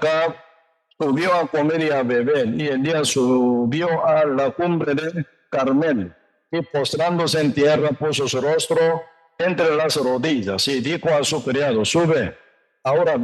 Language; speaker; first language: Spanish; non-native, learner; Korean